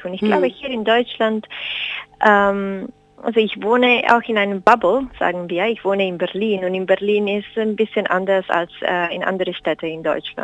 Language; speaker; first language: German; non-native, fluent; Spanish